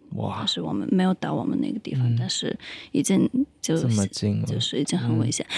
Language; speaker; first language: Chinese; non-native, fluent; Ukrainian